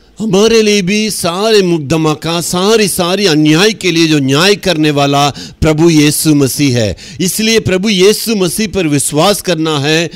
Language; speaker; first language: Hindi; non-native, local second language; Tamil